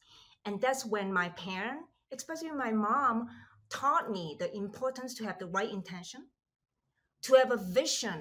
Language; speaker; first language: English; non-native, local second language; Cantonese